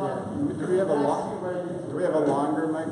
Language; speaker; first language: English; native; English